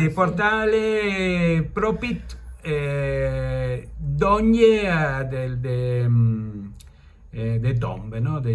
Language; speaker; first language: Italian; early bilingual, heritage; Spanish